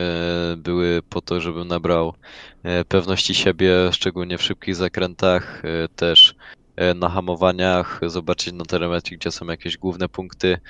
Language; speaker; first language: Polish; native; Polish